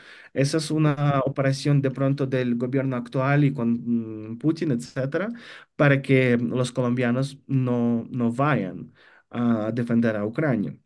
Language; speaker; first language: Spanish; non-native, fluent; Ukrainian